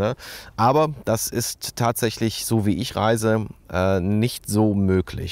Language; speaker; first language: German; native; German